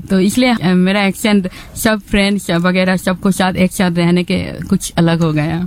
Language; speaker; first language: Hindi; non-native, fluent; Bangla